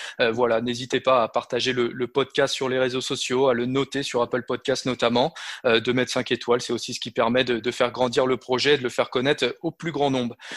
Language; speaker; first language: French; native; French